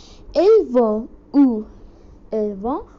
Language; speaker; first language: French; non-native, learner; Hindi